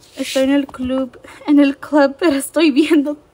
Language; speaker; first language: Spanish; early bilingual, heritage; Spanish